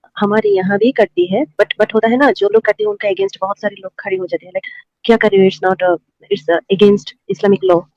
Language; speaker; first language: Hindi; non-native, learner; Bangla